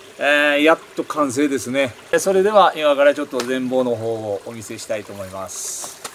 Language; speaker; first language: Japanese; native; Japanese